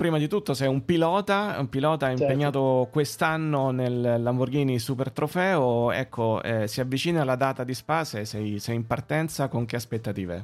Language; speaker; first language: Italian; native; Italian